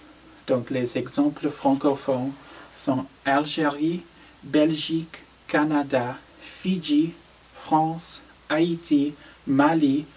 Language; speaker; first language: French; non-native, learner; English